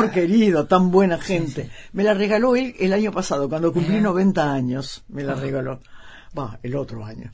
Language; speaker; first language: Spanish; native; Spanish